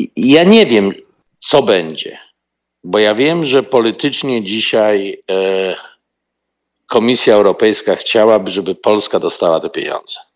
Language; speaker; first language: Polish; native; Polish